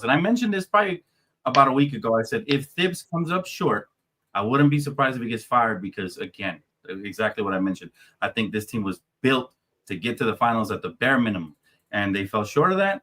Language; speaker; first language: English; native; English